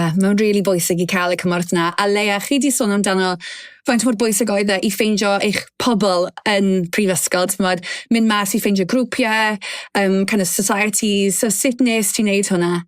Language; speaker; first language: Welsh; native; Welsh